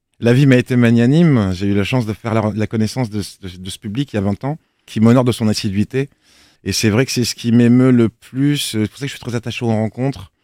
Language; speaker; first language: French; native; French